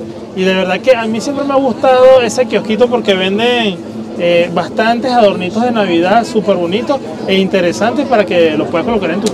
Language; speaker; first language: Spanish; native; Spanish